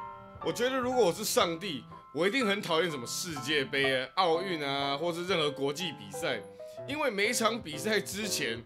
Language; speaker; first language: Chinese; native; Chinese